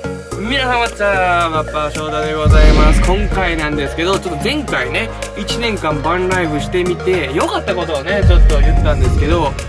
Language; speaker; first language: Japanese; native; Japanese